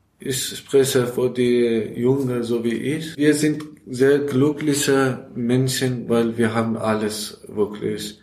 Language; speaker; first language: German; non-native, learner; Persian